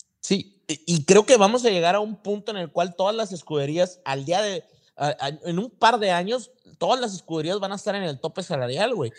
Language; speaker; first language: Spanish; native; Spanish